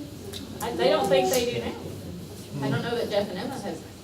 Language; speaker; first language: English; native; English